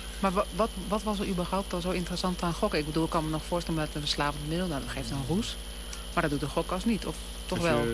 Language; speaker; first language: Dutch; native; Dutch